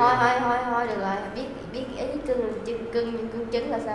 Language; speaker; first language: Vietnamese; native; Vietnamese